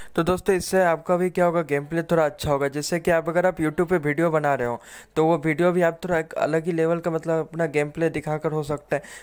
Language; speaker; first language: Hindi; native; Hindi